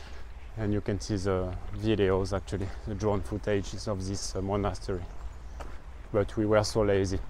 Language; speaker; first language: English; non-native, fluent; French